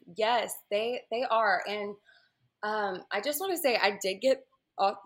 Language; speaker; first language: English; native; English